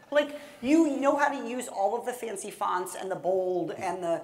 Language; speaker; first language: English; native; English